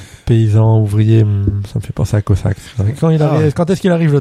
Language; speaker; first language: French; native; French